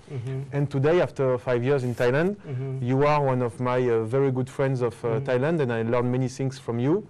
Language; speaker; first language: English; non-native, fluent; French